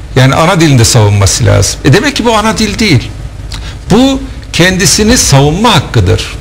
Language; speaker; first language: Turkish; native; Turkish